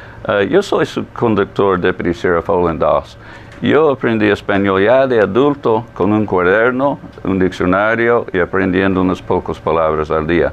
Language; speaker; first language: Spanish; non-native, fluent; English